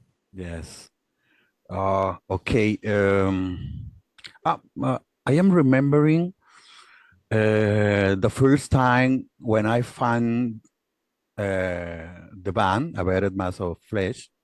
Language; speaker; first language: English; non-native, learner; Spanish